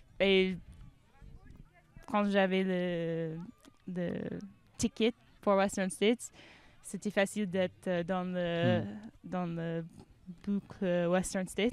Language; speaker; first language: French; non-native, fluent; English